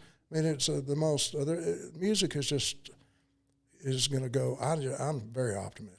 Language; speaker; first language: English; native; English